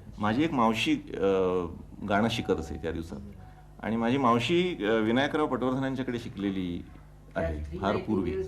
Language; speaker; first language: Marathi; non-native, local second language; Konkani